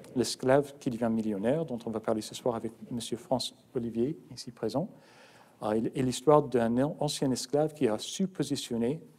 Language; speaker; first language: French; non-native, fluent; English